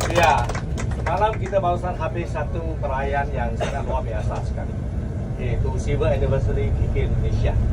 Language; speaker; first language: Malay; non-native, local second language; Chinese